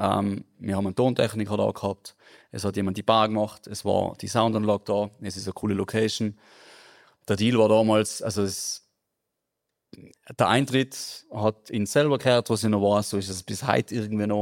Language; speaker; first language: German; native; German